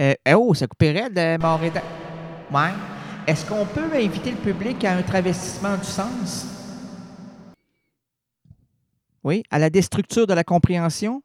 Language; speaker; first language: French; native; French